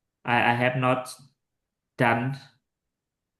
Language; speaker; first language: English; non-native, learner; Vietnamese